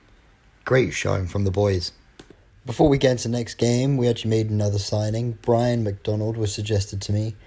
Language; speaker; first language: English; native; English